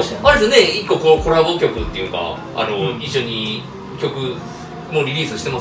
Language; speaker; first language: Japanese; native; Japanese